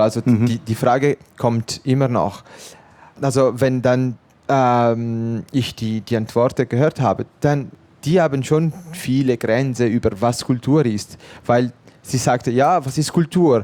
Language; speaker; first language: German; non-native, fluent; Italian